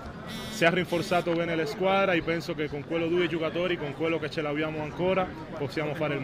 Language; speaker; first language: Italian; non-native, fluent; Spanish